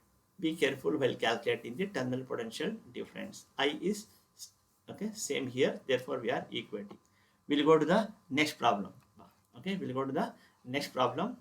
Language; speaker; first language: English; non-native, local second language; Kannada